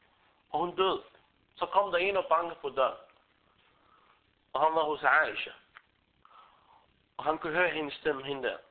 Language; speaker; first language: Danish; early bilingual, other home language; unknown